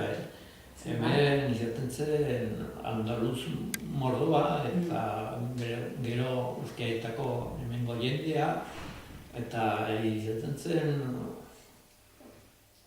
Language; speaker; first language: Basque; native; Basque